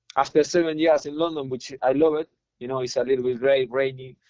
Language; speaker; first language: English; non-native, fluent; Spanish